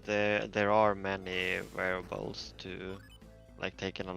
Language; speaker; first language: English; non-native, fluent; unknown